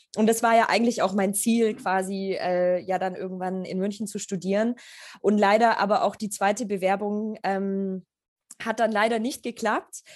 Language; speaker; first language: German; early bilingual, other home language; Polish